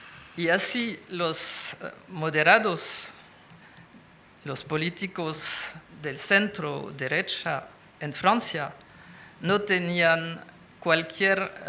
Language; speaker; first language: Spanish; non-native, fluent; French